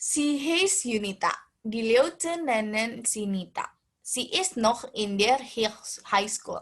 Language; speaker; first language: German; non-native, learner; Indonesian